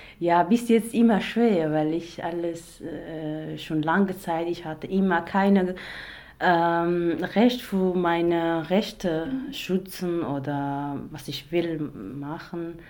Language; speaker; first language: German; non-native, learner; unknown